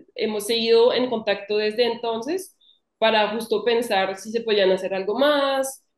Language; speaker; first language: Spanish; non-native, fluent; French